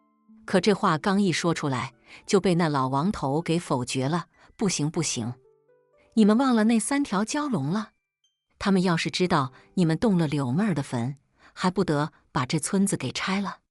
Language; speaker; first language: Chinese; native; Chinese